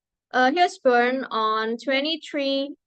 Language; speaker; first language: English; non-native, learner; Indonesian